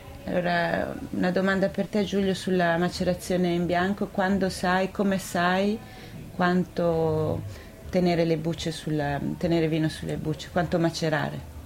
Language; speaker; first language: Italian; native; Italian